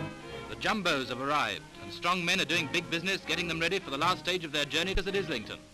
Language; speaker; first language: English; native; English